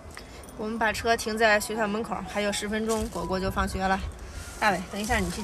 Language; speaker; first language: Chinese; native; Chinese